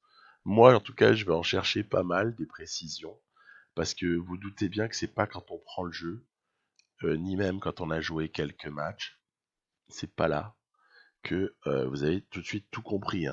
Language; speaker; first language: French; native; French